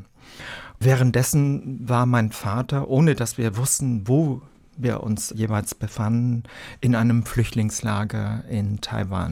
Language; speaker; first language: German; early bilingual, other home language; Vietnamese